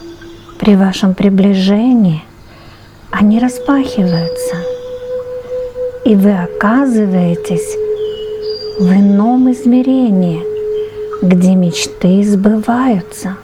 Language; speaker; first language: Russian; native; Russian